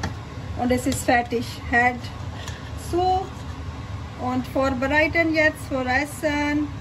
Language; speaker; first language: German; non-native, learner; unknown